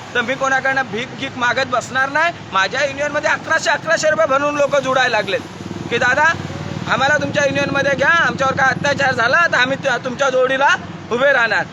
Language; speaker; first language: Marathi; non-native, local second language; Hindi